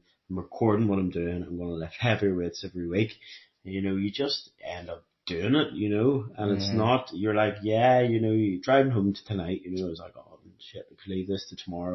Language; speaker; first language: English; native; English